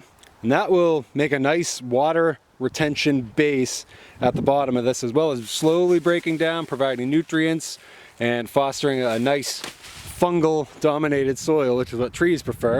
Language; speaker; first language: English; native; English